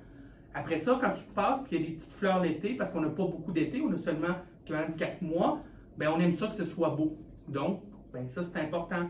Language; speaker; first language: French; native; French